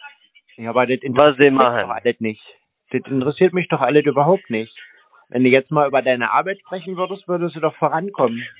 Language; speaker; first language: German; native; German